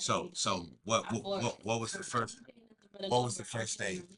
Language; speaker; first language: English; native; English